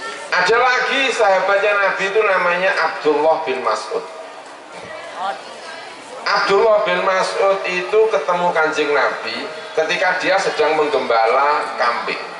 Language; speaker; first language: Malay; non-native, local second language; Javanese